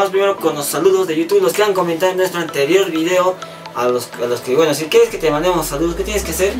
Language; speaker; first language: Spanish; native; Spanish